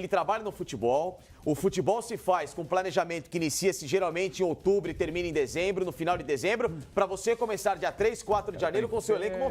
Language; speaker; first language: Portuguese; native; Portuguese